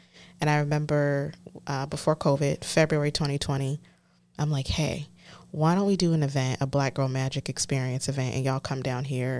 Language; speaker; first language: English; native; English